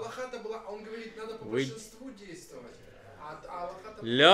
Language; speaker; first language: Russian; native; Russian